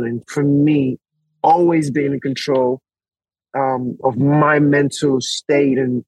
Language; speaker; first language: English; non-native, local second language; Yoruba